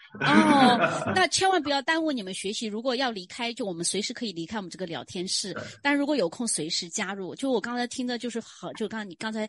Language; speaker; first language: Chinese; native; Chinese